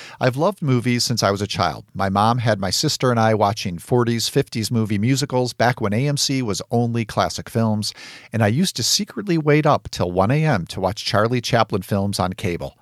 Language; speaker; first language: English; native; English